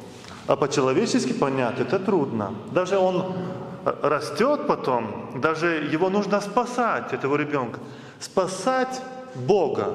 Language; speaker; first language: Russian; non-native, fluent; Lithuanian